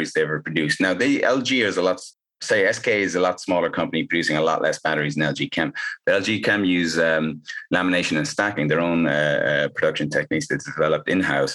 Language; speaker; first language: English; native; English